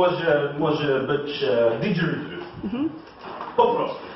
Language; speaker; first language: Polish; non-native, learner; English